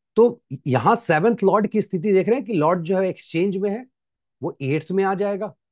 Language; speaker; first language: Hindi; native; Hindi